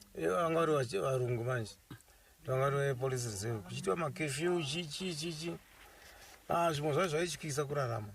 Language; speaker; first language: Shona; non-native, local second language; Nyanja